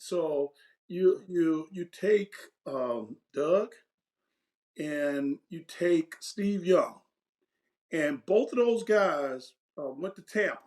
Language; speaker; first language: English; native; English